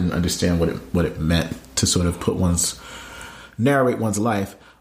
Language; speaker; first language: English; native; English